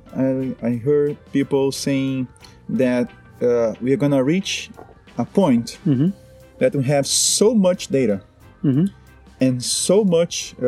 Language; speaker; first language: English; non-native, fluent; Portuguese